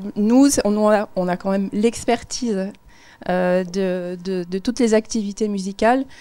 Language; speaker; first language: French; native; French